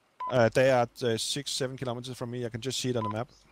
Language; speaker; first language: English; non-native, fluent; Danish